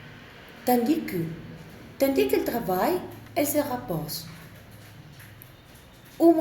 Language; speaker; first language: French; non-native, learner; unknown